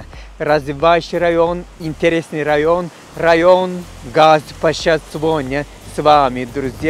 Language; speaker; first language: Russian; non-native, fluent; Turkish